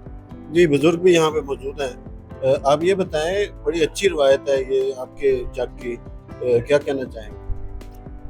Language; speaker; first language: Urdu; native; Urdu